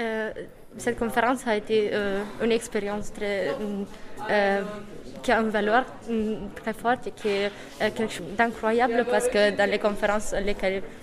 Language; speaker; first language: French; non-native, fluent; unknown